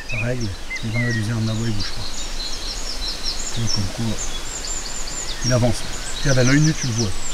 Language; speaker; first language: French; native; French